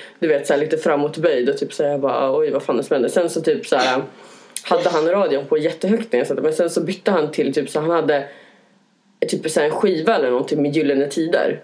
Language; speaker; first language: Swedish; native; Swedish